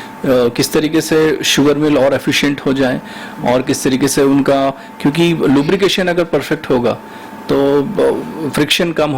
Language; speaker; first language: Hindi; native; Hindi